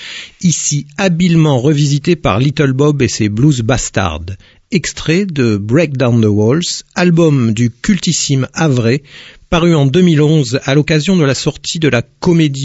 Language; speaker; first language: French; native; French